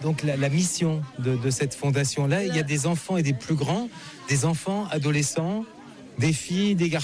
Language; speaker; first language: French; native; French